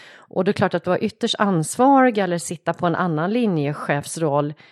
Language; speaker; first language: Swedish; native; Swedish